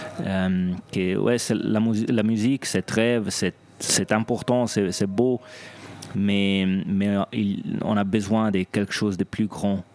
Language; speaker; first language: French; non-native, local second language; Italian